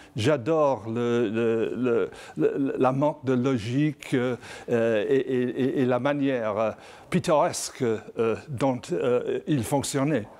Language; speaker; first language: French; non-native, fluent; English